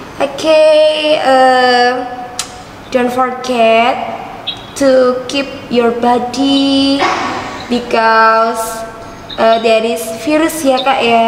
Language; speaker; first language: English; non-native, learner; Indonesian